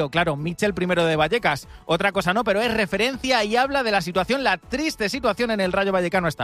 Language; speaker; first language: Spanish; native; Spanish